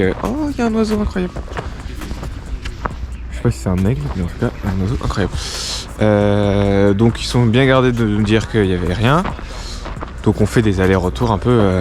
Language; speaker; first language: French; native; French